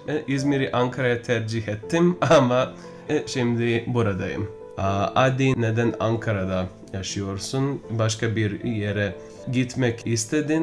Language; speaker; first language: Turkish; non-native, learner; Bosnian